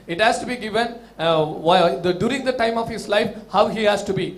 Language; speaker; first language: English; non-native, local second language; Tamil